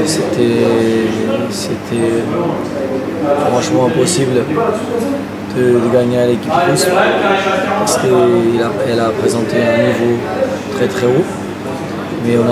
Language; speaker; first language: French; non-native, fluent; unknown